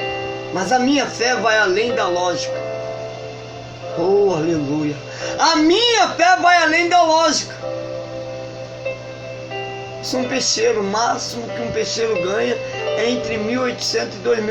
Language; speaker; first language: Portuguese; native; Portuguese